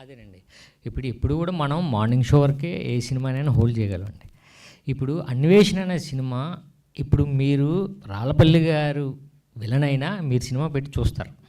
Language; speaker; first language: Telugu; native; Telugu